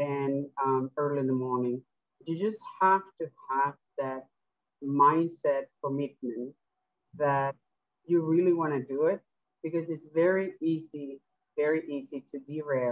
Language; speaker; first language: English; non-native, fluent; Spanish